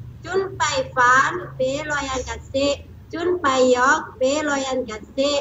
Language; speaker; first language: Cantonese; non-native, learner; Indonesian